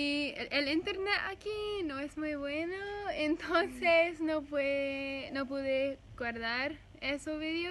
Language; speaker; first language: Spanish; non-native, learner; English